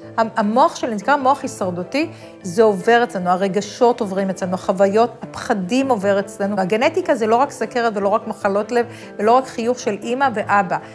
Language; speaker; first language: Hebrew; native; Hebrew